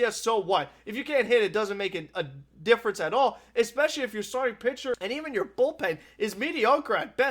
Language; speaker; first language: English; native; English